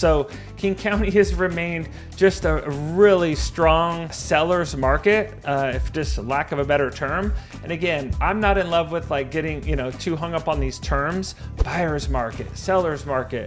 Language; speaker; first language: English; native; English